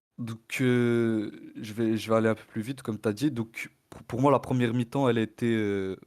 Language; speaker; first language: French; early bilingual, other home language; Arabic